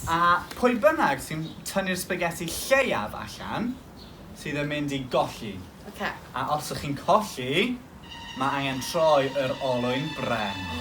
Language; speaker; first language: Welsh; non-native, local second language; English